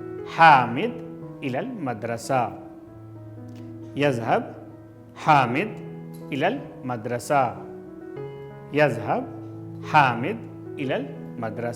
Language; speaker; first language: Arabic; non-native, fluent; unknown